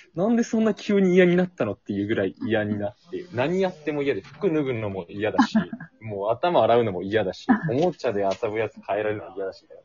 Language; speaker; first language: Japanese; native; Japanese